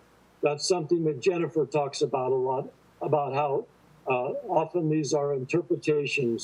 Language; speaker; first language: English; native; English